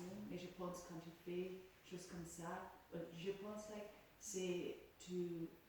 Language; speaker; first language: French; non-native, learner; English